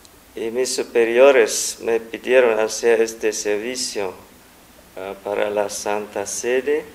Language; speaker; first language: Spanish; non-native, fluent; Vietnamese